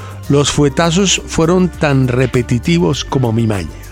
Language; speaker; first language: Spanish; native; Spanish